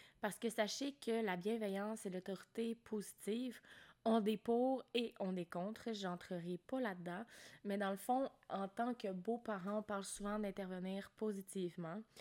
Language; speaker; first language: French; native; French